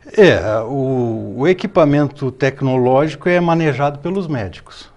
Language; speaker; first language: Portuguese; native; Portuguese